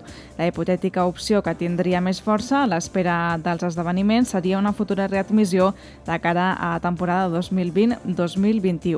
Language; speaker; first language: Catalan; native; Catalan